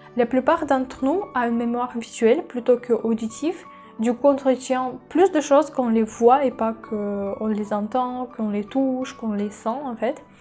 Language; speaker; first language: French; non-native, fluent; Russian